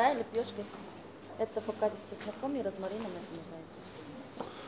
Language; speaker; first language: Russian; non-native, local second language; Tuvinian